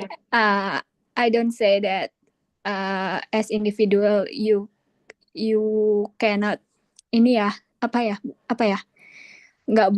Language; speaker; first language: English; non-native, learner; Indonesian